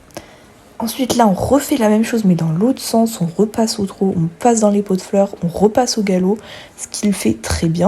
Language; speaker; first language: French; native; French